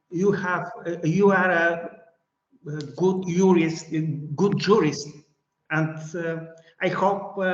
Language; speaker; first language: English; non-native, learner; Bulgarian